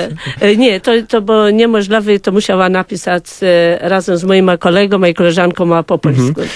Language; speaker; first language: Polish; non-native, local second language; Kashubian